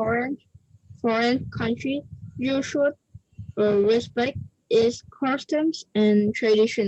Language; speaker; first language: English; non-native, learner; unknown